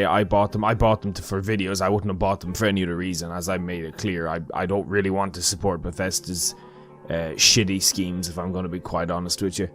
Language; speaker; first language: English; native; English